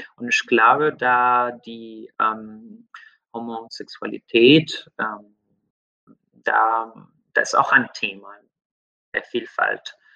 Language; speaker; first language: German; non-native, fluent; Arabic